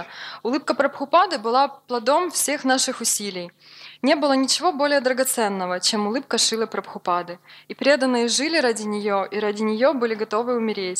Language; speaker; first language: Russian; native; Russian